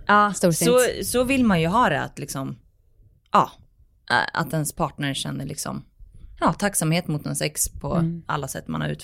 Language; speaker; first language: Swedish; native; Swedish